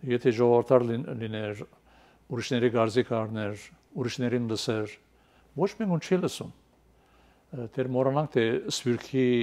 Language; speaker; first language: Armenian; early bilingual, heritage; Armenian